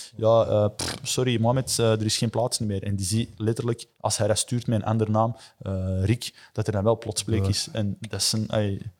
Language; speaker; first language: Dutch; native; Dutch